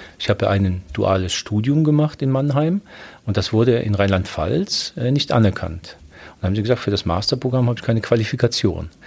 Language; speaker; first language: German; early bilingual, other home language; Polish